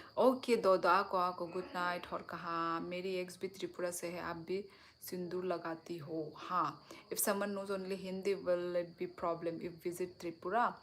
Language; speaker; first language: Hindi; non-native, local second language; Kok Borok